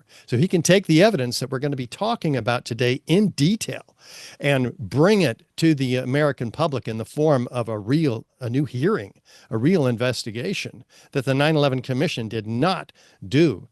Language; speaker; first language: English; native; English